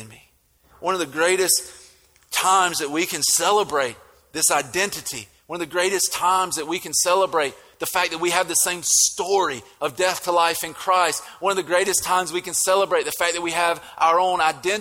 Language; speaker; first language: English; native; English